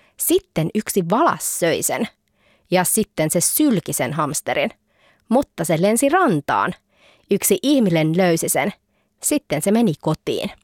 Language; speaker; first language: Finnish; early bilingual, heritage; Finnish